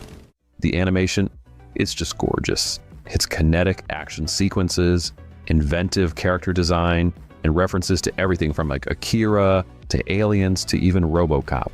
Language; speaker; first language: English; native; English